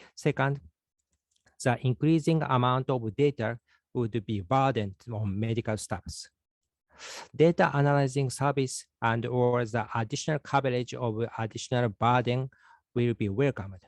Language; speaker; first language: English; non-native, fluent; Japanese